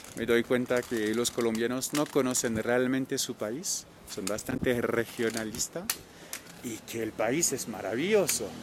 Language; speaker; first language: Spanish; non-native, fluent; French